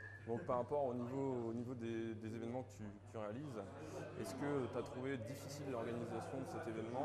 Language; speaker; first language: French; native; French